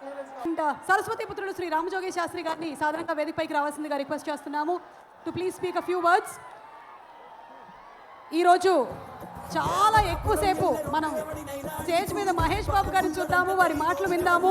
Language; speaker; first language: Telugu; native; Telugu